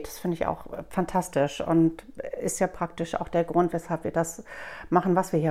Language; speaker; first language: German; native; German